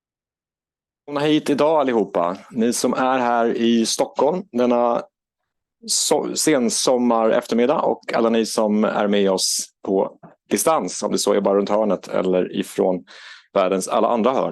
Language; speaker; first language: Swedish; native; Swedish